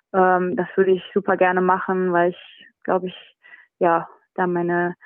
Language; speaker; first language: German; native; German